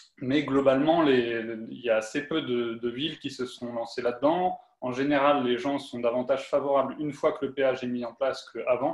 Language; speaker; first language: French; native; French